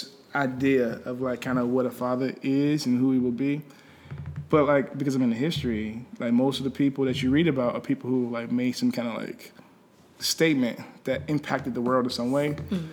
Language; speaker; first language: English; native; English